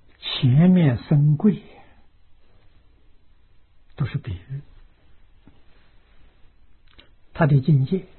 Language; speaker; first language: Chinese; native; Chinese